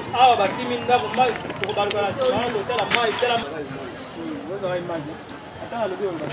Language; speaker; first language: Lingala; native; Lingala